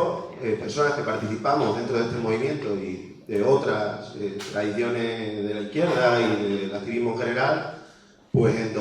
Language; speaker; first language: Spanish; native; Spanish